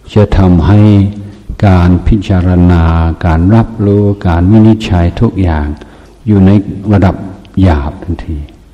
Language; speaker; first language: Thai; non-native, fluent; English